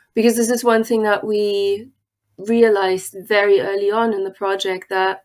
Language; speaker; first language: English; non-native, fluent; German